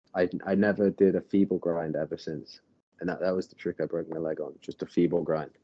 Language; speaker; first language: English; native; English